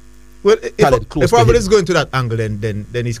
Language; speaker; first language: English; native; English